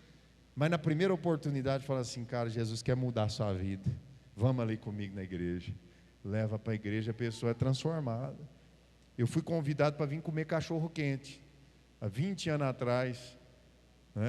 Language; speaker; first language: Portuguese; native; Portuguese